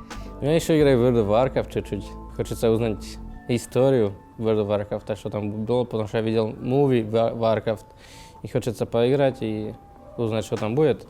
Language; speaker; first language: Russian; non-native, learner; Slovak